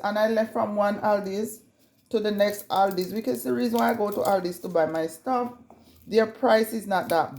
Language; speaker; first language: English; non-native, local second language; Jamaican Creole English